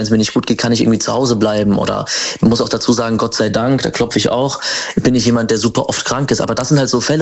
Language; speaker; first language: German; native; German